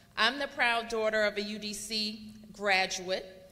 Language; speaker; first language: English; native; English